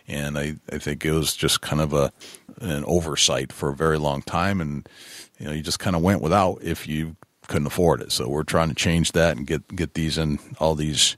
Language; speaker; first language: English; native; English